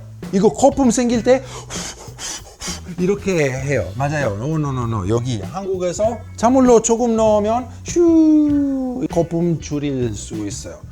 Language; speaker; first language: Korean; non-native, learner; Italian